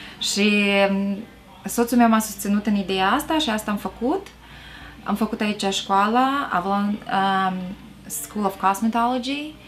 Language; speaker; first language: Romanian; native; Romanian